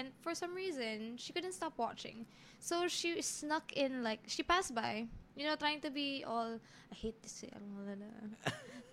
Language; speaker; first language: English; non-native, local second language; Filipino